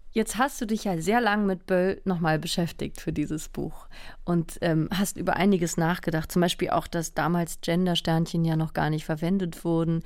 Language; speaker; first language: German; native; German